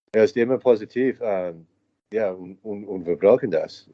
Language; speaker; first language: German; non-native, learner; English